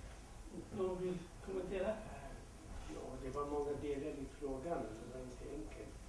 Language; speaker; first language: Swedish; non-native, local second language; Kurdish